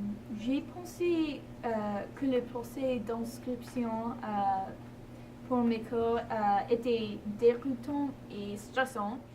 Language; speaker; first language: French; non-native, learner; English